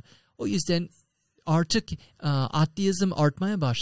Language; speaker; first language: Turkish; non-native, fluent; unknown